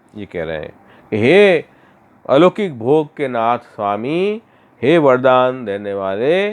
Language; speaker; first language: Hindi; non-native, local second language; Gujarati